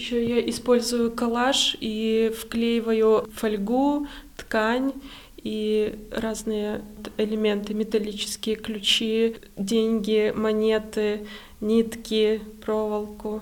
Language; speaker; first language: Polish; non-native, learner; Russian